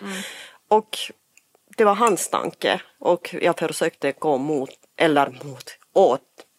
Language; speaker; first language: Swedish; non-native, fluent; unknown